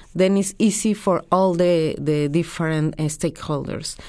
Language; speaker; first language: English; non-native, fluent; Spanish